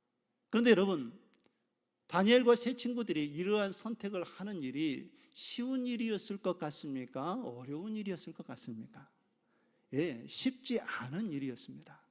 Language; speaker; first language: Korean; native; Korean